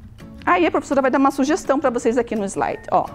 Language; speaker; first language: Portuguese; native; Portuguese